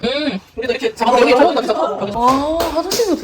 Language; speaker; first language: Korean; native; Korean